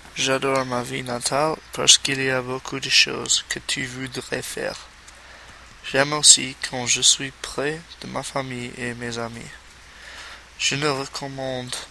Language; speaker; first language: French; non-native, learner; English